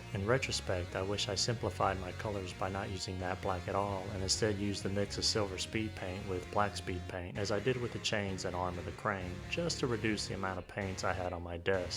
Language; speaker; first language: English; native; English